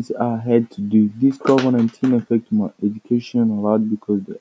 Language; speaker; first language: English; non-native, local second language; Swahili